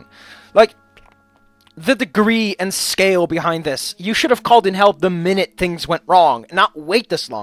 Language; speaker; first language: English; non-native, fluent; Dutch